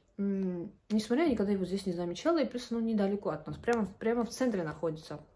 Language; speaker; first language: Russian; non-native, local second language; Georgian